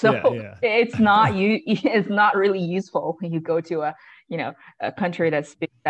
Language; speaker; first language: English; non-native, fluent; Chinese